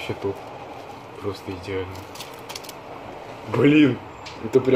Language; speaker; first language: Russian; native; Russian